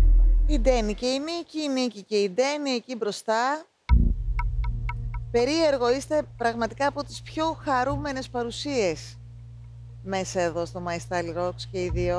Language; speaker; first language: Greek; native; Greek